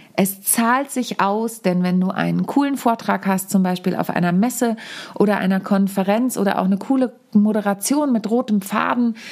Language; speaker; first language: German; native; German